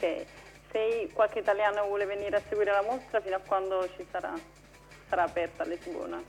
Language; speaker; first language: Italian; native; Italian